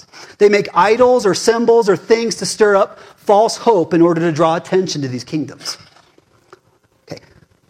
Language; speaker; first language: English; native; English